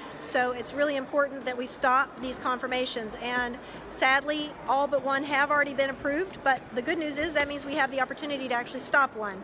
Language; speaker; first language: English; native; English